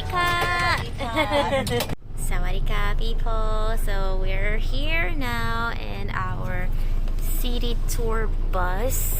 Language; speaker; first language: English; non-native, local second language; Filipino